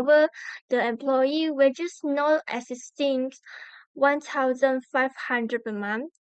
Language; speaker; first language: English; non-native, learner; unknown